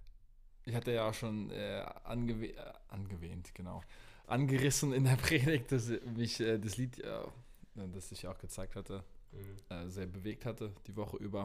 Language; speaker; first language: German; native; German